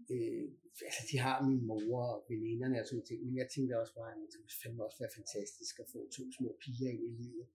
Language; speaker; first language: Danish; native; Danish